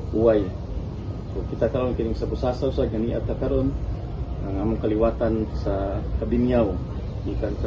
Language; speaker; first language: Cebuano; non-native, local second language; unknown